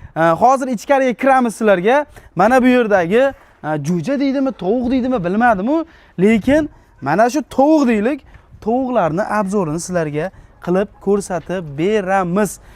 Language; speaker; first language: Uzbek; native; Uzbek